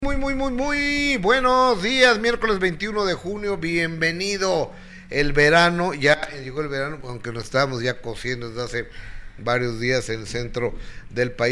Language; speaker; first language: Spanish; native; Spanish